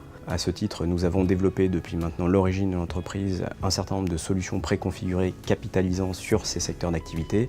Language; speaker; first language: French; native; French